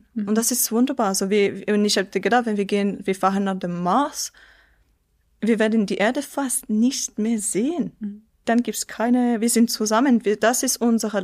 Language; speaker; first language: German; non-native, local second language; French